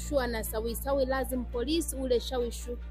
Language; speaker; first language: Arabic; non-native, learner; Ganda